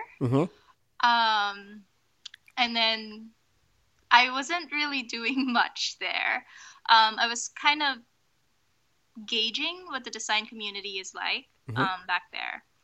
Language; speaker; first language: English; non-native, local second language; Filipino